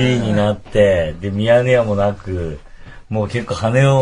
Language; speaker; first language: Japanese; native; Japanese